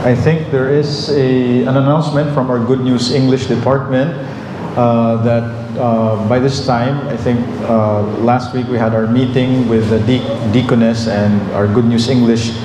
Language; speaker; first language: English; non-native, local second language; Filipino